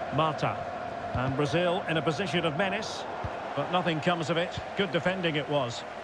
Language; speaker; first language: English; native; English